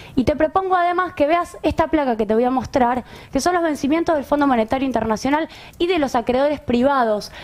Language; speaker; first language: Spanish; native; Spanish